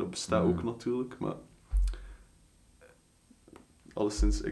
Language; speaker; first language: Dutch; native; Dutch